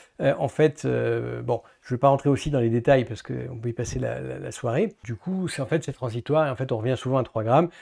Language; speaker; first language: French; native; French